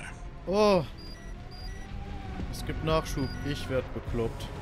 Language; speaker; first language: German; native; German